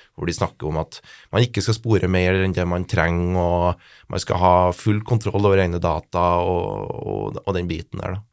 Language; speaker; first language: Norwegian; native; Norwegian